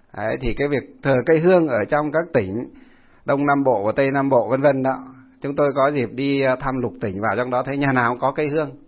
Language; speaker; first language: Vietnamese; non-native, local second language; Muong